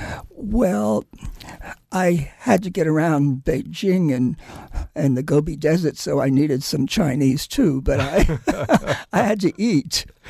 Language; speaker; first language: English; early bilingual, other home language; Spanish